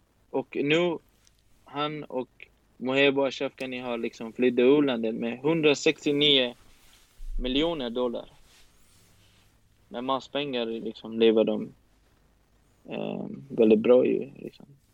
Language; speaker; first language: Swedish; non-native, fluent; Persian